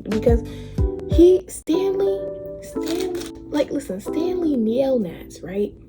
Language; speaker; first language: English; native; English